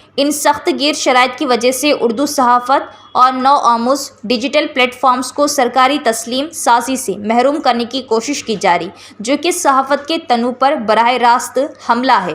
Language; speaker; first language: Urdu; native; Urdu